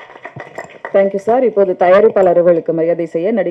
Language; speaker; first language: Tamil; native; Tamil